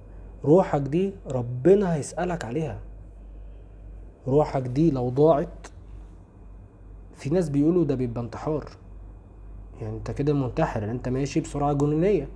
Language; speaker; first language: Arabic; native; Arabic